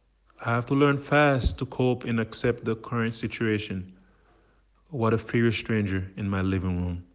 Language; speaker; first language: English; non-native, fluent; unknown